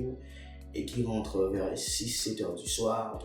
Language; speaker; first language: French; non-native, local second language; Haitian Creole